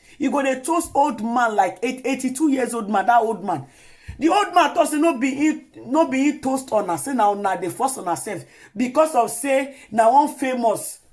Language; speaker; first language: Nigerian Pidgin; non-native, local second language; Yoruba